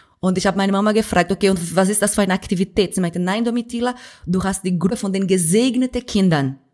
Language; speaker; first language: German; non-native, fluent; Portuguese